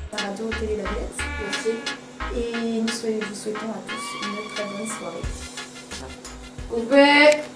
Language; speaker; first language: French; native; French